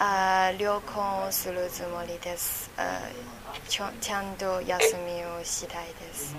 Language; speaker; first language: Japanese; non-native, learner; Chinese